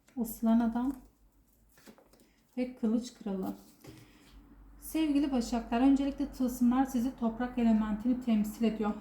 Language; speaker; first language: Turkish; native; Turkish